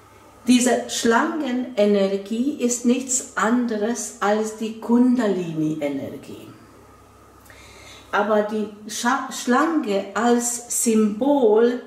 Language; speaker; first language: German; non-native, fluent; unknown